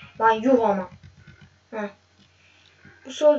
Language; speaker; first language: Turkish; native; Turkish